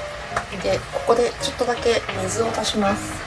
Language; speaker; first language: Japanese; non-native, local second language; Chinese